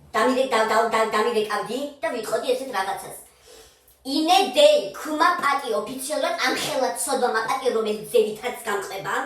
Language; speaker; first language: Georgian; non-native, local second language; Mingrelian